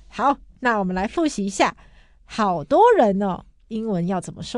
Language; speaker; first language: Chinese; native; Chinese